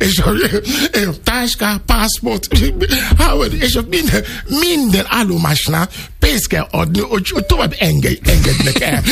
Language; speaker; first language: Hungarian; non-native, learner; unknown